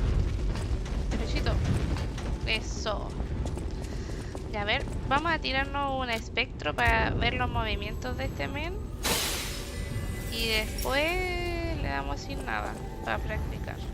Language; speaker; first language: Spanish; native; Spanish